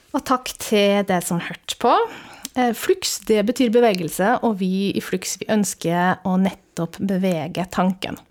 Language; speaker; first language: Norwegian; native; Norwegian